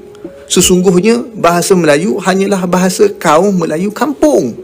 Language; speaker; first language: Malay; native; Malay